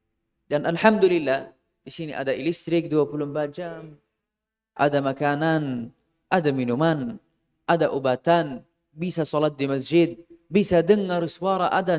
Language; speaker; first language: Indonesian; non-native, fluent; Arabic